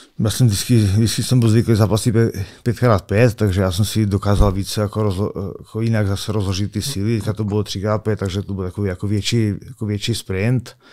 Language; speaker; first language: Czech; native; Czech